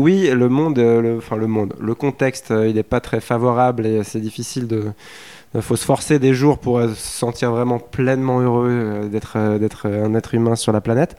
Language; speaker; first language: French; native; French